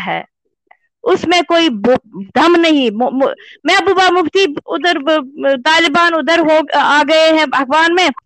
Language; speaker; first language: Hindi; non-native, local second language; Kashmiri